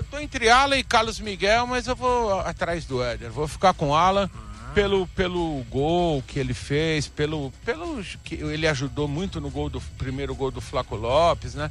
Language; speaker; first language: Portuguese; native; Portuguese